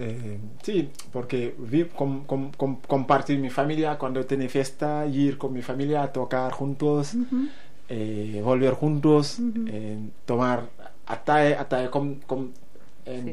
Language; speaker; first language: Spanish; non-native, learner; Wolof